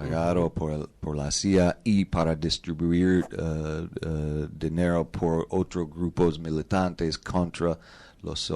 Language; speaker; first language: Spanish; non-native, learner; English